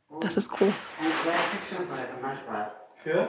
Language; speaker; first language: German; native; German